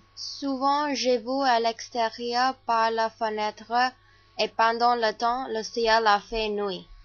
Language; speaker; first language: French; non-native, learner; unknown